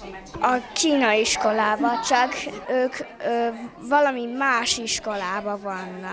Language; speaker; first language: Hungarian; early bilingual, other home language; Chinese